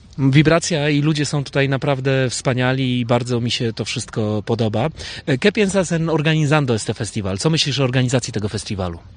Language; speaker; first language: Polish; native; Polish